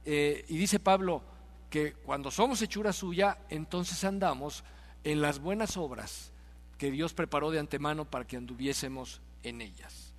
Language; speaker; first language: Spanish; native; Spanish